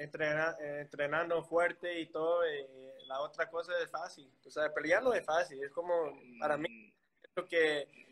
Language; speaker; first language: Spanish; early bilingual, heritage; English